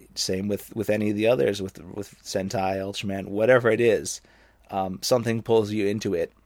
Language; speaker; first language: English; native; English